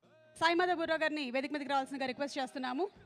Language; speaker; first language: Telugu; native; Telugu